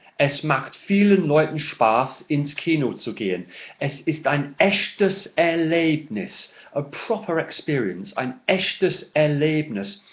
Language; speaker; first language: German; non-native, fluent; English